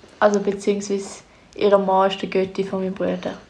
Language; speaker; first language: German; native; German